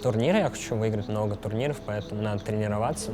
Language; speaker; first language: Russian; native; Russian